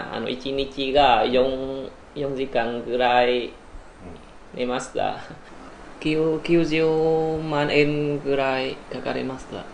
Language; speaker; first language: Japanese; non-native, learner; Vietnamese